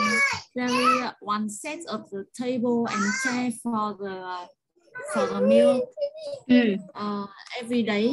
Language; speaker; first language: English; non-native, learner; Vietnamese